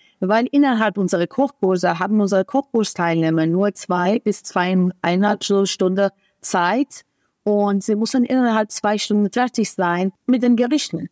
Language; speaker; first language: German; non-native, fluent; Persian